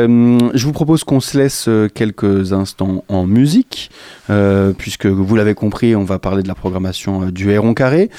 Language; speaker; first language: French; native; French